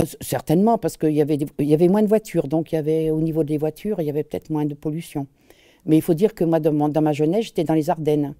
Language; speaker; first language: French; native; French